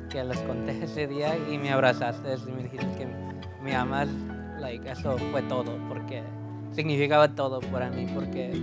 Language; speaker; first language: Spanish; early bilingual, heritage; Spanish